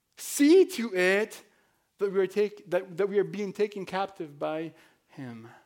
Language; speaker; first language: English; non-native, fluent; Spanish